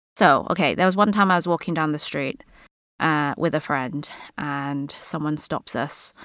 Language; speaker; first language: English; native; English